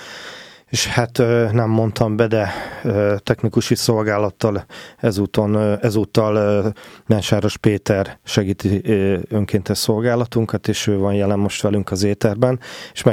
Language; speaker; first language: Hungarian; native; Hungarian